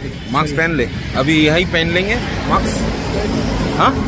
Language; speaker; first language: Hindi; non-native, local second language; Bangla